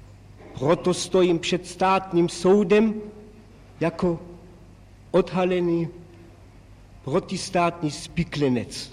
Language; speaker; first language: Czech; non-native, fluent; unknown